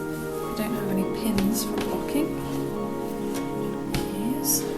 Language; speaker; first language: English; native; English